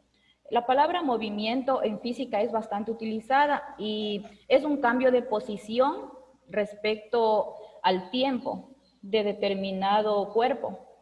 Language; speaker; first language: Spanish; native; Spanish